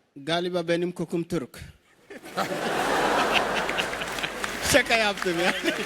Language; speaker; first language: Turkish; non-native, learner; Arabic